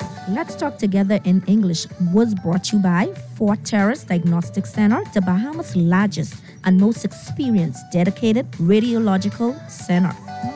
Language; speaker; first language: English; non-native, local second language; French